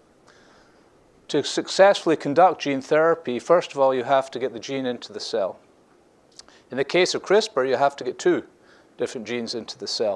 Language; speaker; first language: English; native; English